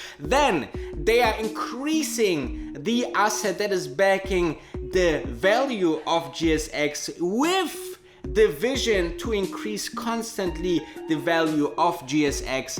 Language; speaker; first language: English; non-native, fluent; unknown